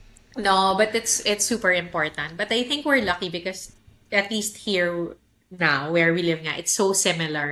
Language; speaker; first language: English; non-native, local second language; Filipino